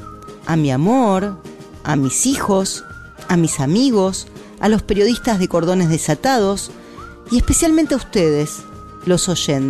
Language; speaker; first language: Spanish; native; Spanish